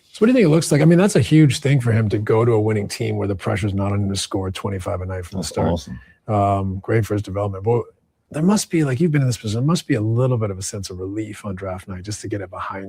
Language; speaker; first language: English; native; English